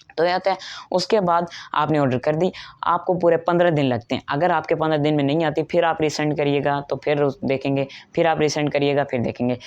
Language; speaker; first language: Urdu; native; Urdu